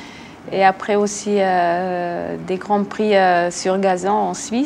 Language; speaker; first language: French; non-native, local second language; German